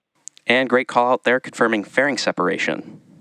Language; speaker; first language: English; native; English